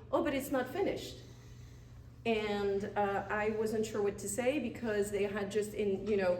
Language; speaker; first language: English; non-native, fluent; French